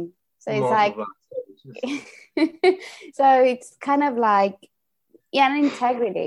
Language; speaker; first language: English; non-native, fluent; Spanish